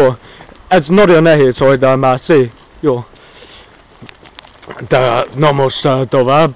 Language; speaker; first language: Hungarian; non-native, learner; English